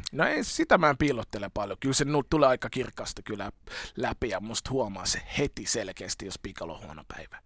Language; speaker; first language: Finnish; early bilingual, other home language; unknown